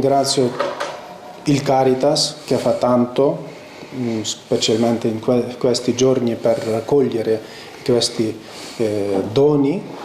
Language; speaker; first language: Italian; non-native, fluent; Ukrainian